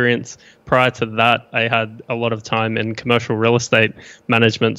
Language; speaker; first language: English; native; English